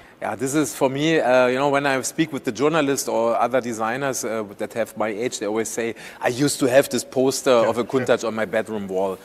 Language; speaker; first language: English; non-native, fluent; German